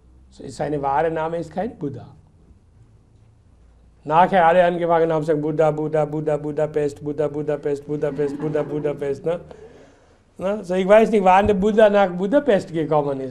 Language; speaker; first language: German; non-native, fluent; Hindi